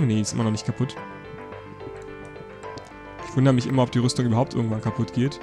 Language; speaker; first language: German; native; German